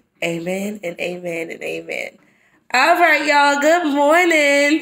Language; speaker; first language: English; native; English